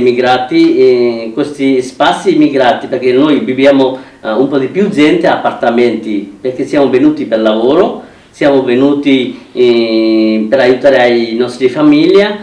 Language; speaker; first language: Italian; non-native, fluent; Bangla